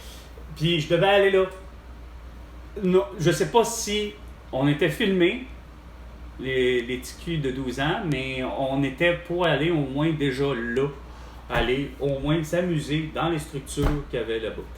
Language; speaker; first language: French; native; French